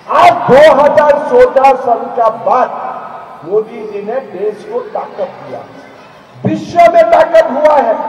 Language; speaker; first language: Hindi; non-native, local second language; Assamese